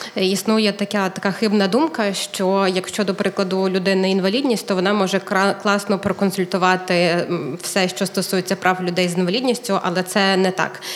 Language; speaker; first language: Ukrainian; native; Ukrainian